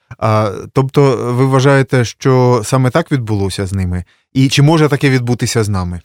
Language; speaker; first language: Ukrainian; native; Ukrainian